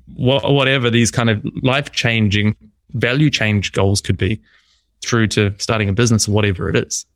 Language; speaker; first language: English; native; English